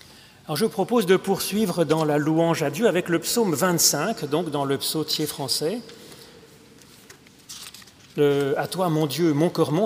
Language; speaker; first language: French; native; French